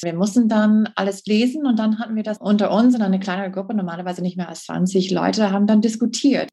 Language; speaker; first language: German; non-native, fluent; English